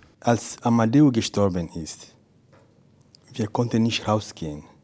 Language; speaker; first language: German; non-native, fluent; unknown